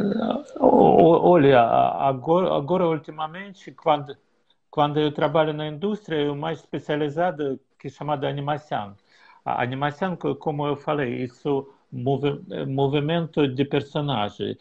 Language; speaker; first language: Portuguese; non-native, learner; Russian